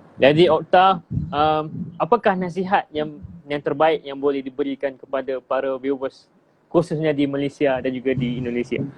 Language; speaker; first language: Malay; native; Malay